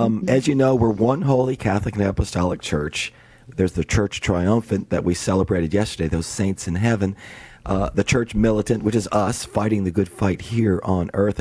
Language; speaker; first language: English; native; English